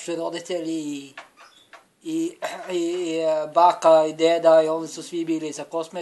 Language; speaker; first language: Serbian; non-native, learner; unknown